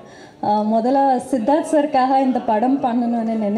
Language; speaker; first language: Tamil; non-native, local second language; Kannada